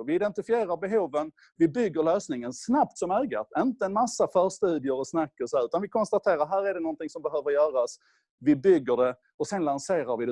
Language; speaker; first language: Swedish; native; Swedish